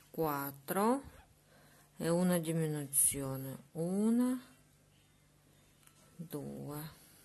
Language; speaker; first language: Italian; non-native, learner; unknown